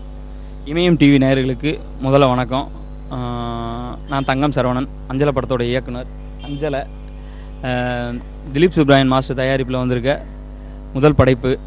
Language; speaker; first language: Tamil; native; Tamil